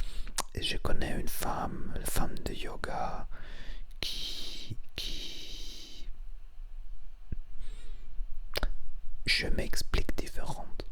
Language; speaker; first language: French; non-native, learner; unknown